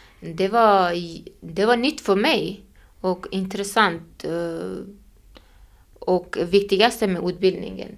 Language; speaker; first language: Swedish; non-native, fluent; Persian